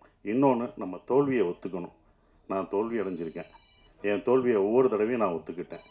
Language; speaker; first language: Tamil; native; Tamil